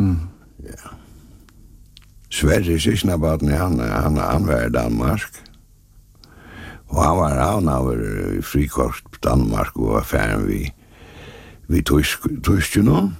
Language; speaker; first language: Danish; non-native, local second language; Faroese